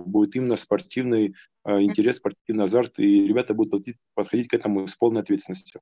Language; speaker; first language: Russian; native; Russian